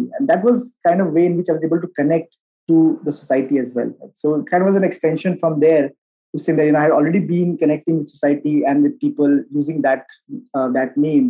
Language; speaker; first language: English; non-native, local second language; Hindi